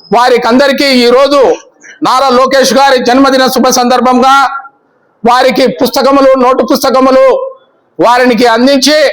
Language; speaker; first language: Telugu; native; Telugu